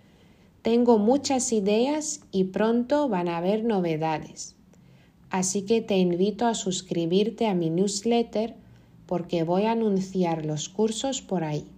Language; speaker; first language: Spanish; non-native, fluent; Lithuanian